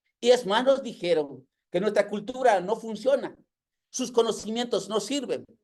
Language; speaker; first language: Spanish; non-native, local second language; Yucateco